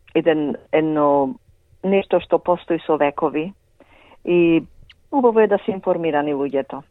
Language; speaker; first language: Macedonian; native; Macedonian